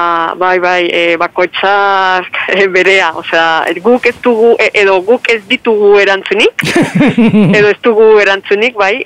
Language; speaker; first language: Basque; non-native, fluent; Spanish